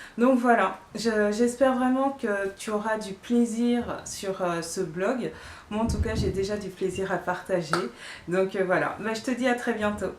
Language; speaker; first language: French; early bilingual, other home language; Bambara